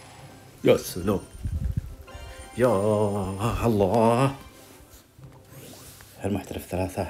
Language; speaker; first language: Arabic; native; Arabic